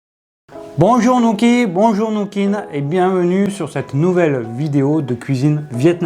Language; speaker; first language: French; native; French